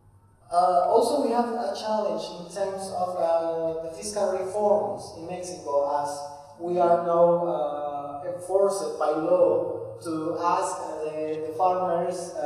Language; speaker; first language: English; non-native, fluent; Spanish